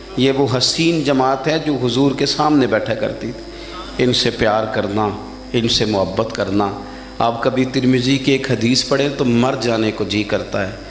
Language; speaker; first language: Urdu; non-native, local second language; Punjabi